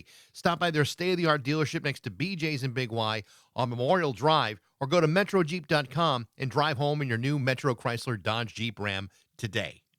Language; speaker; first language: English; native; English